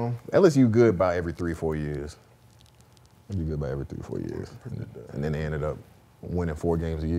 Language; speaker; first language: English; native; English